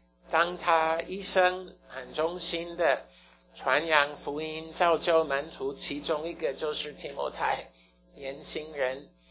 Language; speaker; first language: Chinese; non-native, fluent; English